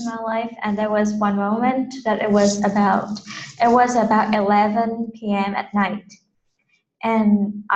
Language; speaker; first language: English; non-native, fluent; Vietnamese